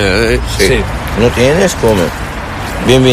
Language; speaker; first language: Spanish; non-native, learner; Arabic